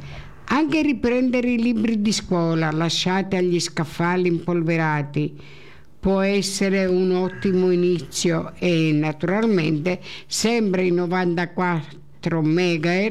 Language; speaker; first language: Italian; native; Italian